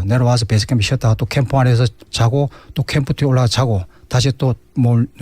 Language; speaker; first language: Korean; native; Korean